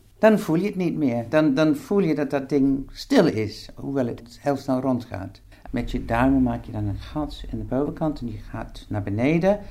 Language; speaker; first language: Dutch; non-native, fluent; English